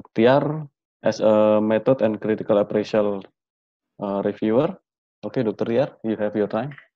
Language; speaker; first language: English; non-native, learner; Indonesian